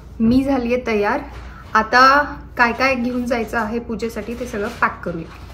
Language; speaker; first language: Marathi; non-native, local second language; Kannada